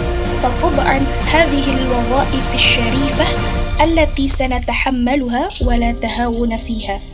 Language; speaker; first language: Arabic; non-native, fluent; Indonesian